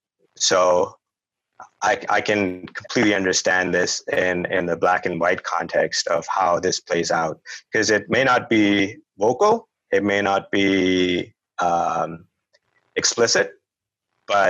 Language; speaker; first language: English; non-native, local second language; Urdu